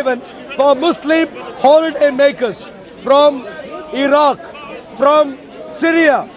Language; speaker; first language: English; non-native, fluent; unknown